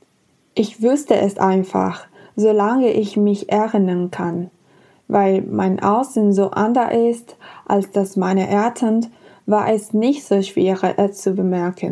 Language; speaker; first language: German; non-native, fluent; Spanish